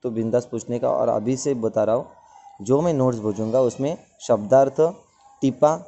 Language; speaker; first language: Hindi; non-native, local second language; Marathi